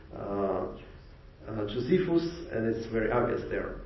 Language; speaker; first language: English; non-native, fluent; Ukrainian